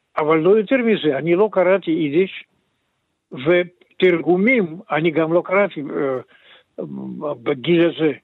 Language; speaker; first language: Hebrew; non-native, fluent; Russian